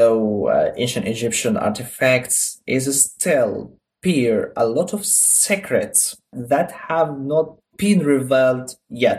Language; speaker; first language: English; non-native, learner; Arabic